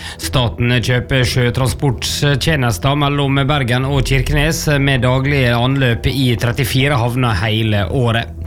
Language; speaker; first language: Norwegian; native; Norwegian